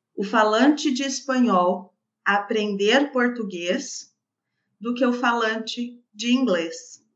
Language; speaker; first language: Portuguese; native; Portuguese